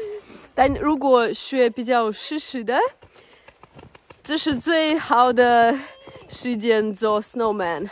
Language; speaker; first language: Chinese; non-native, learner; Russian